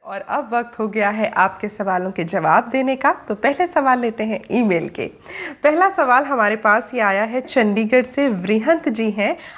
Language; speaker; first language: Hindi; native; Hindi